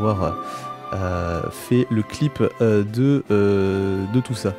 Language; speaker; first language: French; native; French